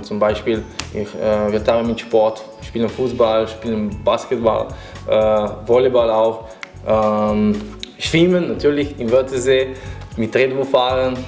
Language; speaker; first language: German; non-native, learner; Slovenian